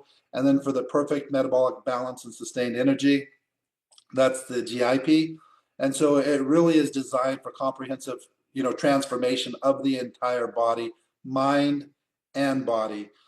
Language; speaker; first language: English; native; English